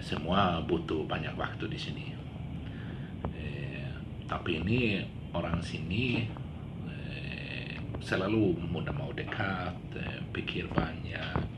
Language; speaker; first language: Indonesian; non-native, learner; Swedish